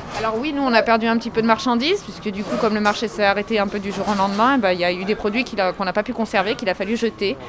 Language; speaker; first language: French; native; French